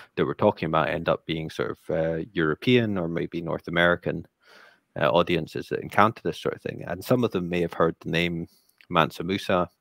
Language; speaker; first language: English; native; English